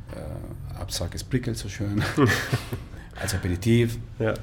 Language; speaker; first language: German; non-native, fluent; Italian